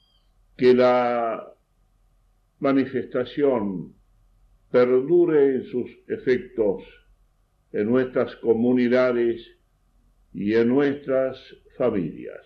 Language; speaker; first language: Spanish; native; Spanish